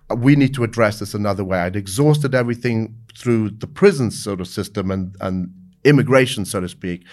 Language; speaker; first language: English; native; English